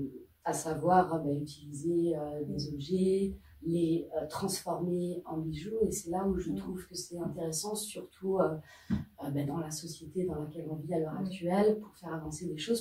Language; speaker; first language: French; native; French